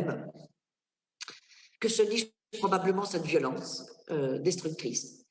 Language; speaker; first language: French; native; French